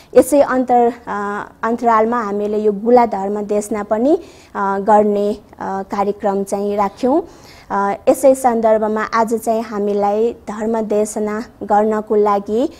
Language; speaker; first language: Nepali; non-native, local second language; Newari